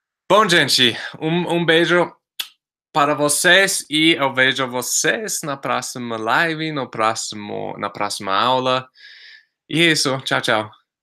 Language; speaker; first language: Portuguese; non-native, fluent; English